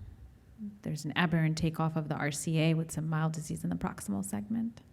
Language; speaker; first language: English; native; English